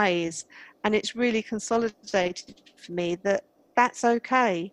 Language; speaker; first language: English; native; English